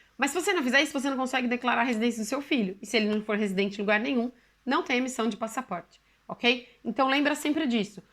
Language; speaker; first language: Portuguese; native; Portuguese